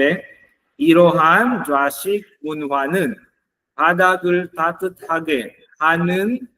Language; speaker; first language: Korean; non-native, learner; Filipino